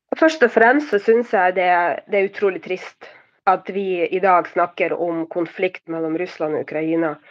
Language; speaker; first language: Norwegian; non-native, fluent; Russian